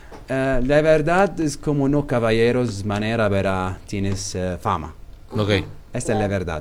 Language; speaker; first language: Spanish; non-native, learner; Arabic